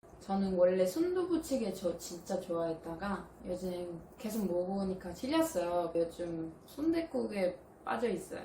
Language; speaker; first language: Korean; non-native, fluent; Italian